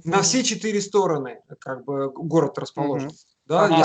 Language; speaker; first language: Russian; native; Russian